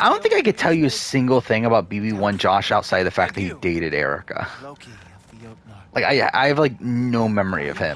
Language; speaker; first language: English; native; English